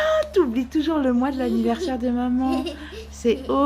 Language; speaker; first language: French; native; French